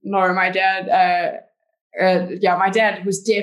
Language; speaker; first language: English; native; English